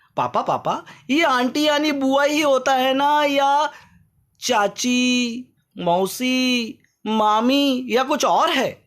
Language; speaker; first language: Hindi; native; Hindi